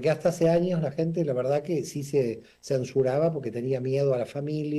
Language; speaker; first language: Spanish; native; Spanish